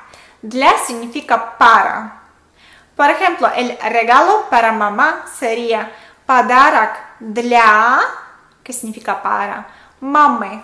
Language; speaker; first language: Spanish; non-native, fluent; Russian